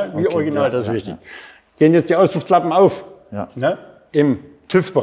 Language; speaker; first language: German; native; German